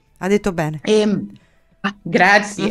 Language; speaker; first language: Italian; non-native, learner; Spanish